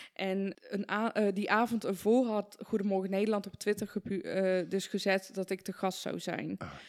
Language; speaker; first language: Dutch; early bilingual, other home language; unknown